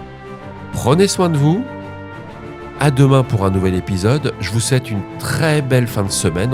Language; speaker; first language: French; native; French